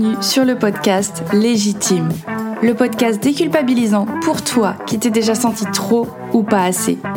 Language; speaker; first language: French; native; French